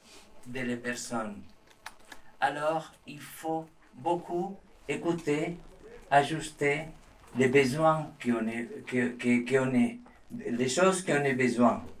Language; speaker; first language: French; non-native, learner; Spanish